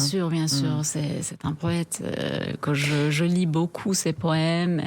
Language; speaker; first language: French; non-native, fluent; Persian